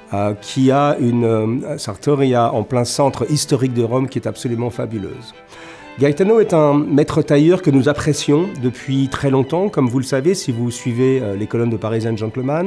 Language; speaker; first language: French; native; French